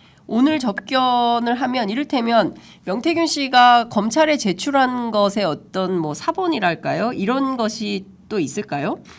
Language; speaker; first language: Korean; native; Korean